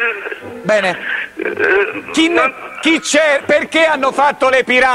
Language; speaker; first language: Italian; native; Italian